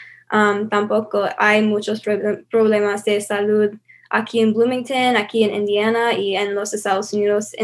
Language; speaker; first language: Spanish; non-native, learner; English